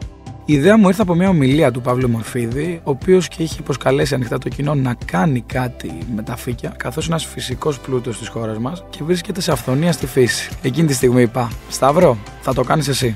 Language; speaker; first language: Greek; native; Greek